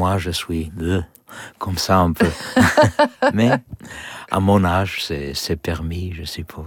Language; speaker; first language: French; non-native, learner; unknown